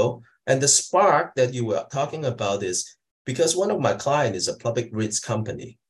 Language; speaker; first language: English; non-native, local second language; Cantonese